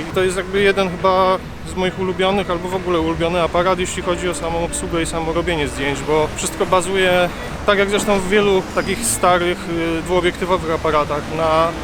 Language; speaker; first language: Polish; native; Polish